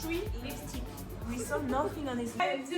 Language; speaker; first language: English; non-native, learner; French